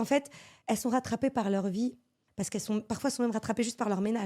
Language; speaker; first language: French; native; French